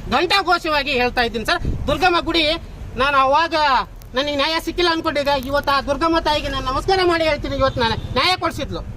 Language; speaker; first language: Kannada; non-native, local second language; Lambadi